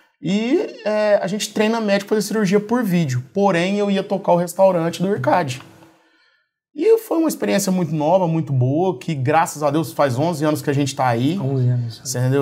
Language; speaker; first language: Portuguese; native; Portuguese